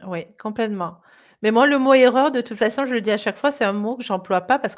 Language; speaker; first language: French; native; French